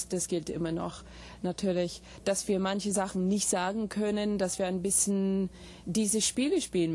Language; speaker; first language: German; non-native, fluent; English